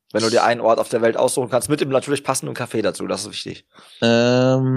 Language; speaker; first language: German; native; German